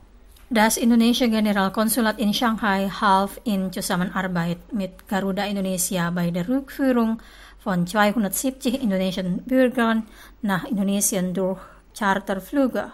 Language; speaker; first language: German; non-native, fluent; Indonesian